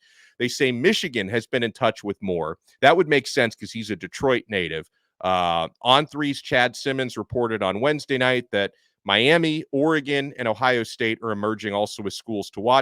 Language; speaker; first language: English; native; English